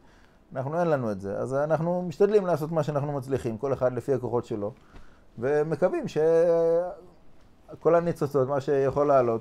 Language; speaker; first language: Hebrew; non-native, fluent; English